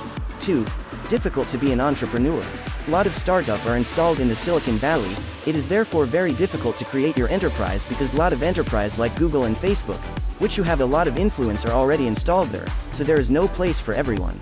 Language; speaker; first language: English; non-native, learner; French